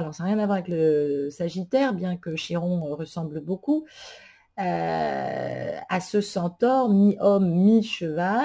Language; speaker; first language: French; native; French